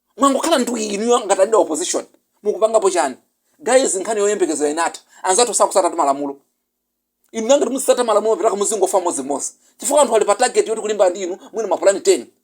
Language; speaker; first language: Nyanja; non-native, local second language; Yao